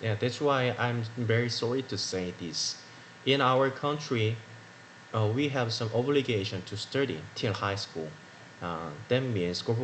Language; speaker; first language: English; non-native, learner; Korean